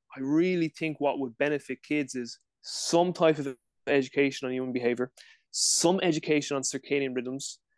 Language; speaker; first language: English; native; English